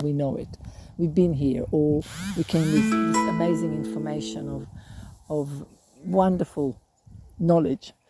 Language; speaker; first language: English; native; English